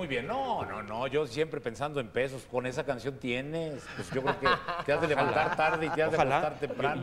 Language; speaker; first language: Spanish; native; Spanish